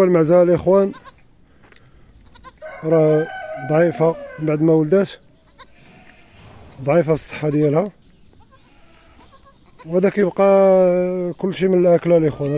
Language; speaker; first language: Arabic; native; Arabic